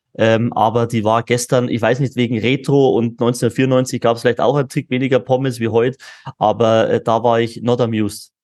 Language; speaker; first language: German; native; German